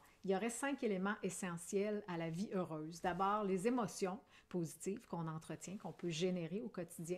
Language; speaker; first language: French; native; French